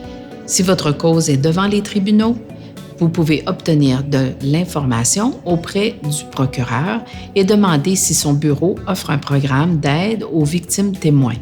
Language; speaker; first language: French; native; French